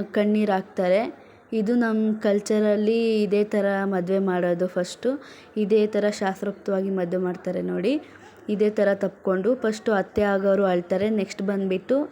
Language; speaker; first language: Kannada; non-native, local second language; Lambadi